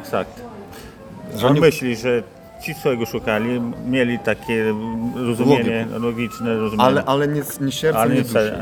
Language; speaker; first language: Polish; non-native, learner; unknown